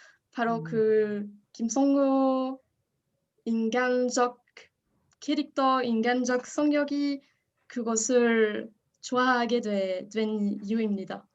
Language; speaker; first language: Korean; non-native, learner; French